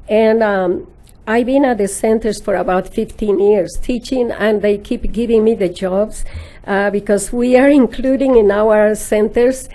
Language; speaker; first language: English; non-native, fluent; Spanish